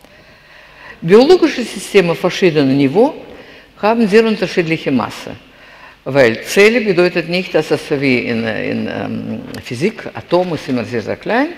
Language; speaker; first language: German; non-native, fluent; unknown